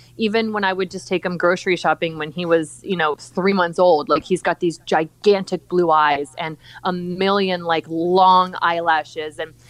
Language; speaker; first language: English; native; English